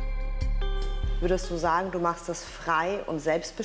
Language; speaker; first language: German; native; German